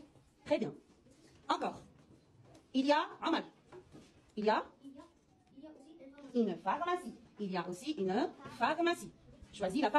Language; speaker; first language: French; non-native, local second language; Arabic